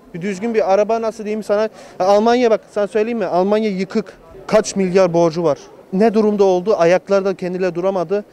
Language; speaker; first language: Turkish; early bilingual, heritage; Turkish